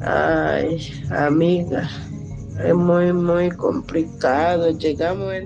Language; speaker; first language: Spanish; non-native, learner; Haitian Creole